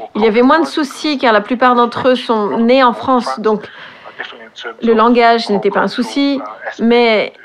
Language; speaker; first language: French; non-native, fluent; English